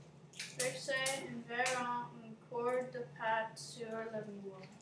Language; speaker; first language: French; non-native, learner; English